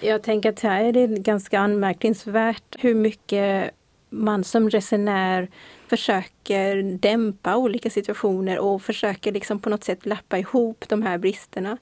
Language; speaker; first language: Swedish; native; Swedish